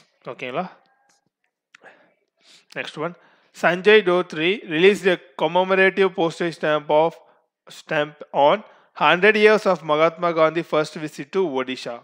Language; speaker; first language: English; non-native, local second language; Tamil